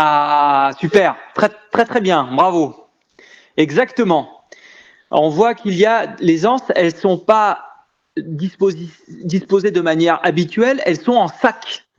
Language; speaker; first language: French; native; French